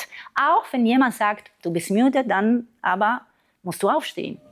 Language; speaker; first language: German; non-native, fluent; Italian